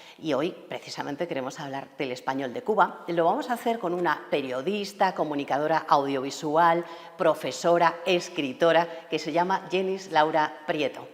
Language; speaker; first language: Spanish; native; Spanish